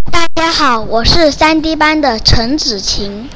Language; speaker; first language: Chinese; non-native, local second language; Cantonese